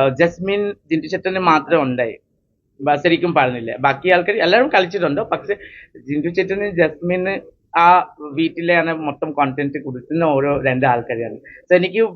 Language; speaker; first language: Malayalam; non-native, fluent; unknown